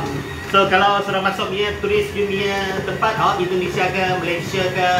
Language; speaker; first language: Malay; non-native, local second language; Chinese